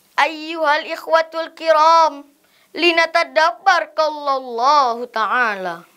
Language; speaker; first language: Arabic; non-native, learner; Indonesian